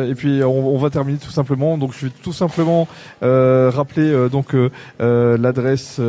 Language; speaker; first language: French; native; French